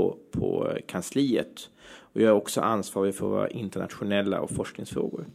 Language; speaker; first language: Swedish; native; Swedish